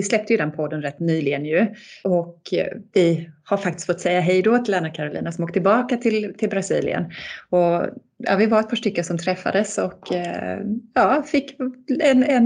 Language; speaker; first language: Swedish; native; Swedish